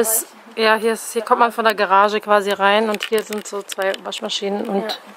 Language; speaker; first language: German; native; German